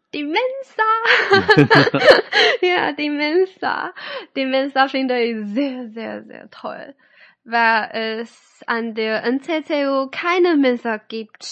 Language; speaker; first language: German; non-native, fluent; Chinese